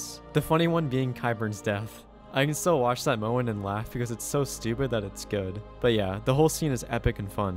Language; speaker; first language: English; native; English